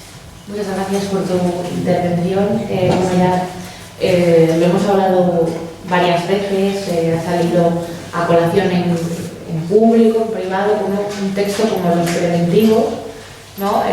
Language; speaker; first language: Spanish; native; Spanish